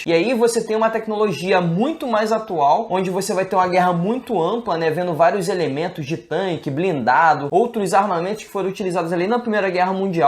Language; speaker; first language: Portuguese; native; Portuguese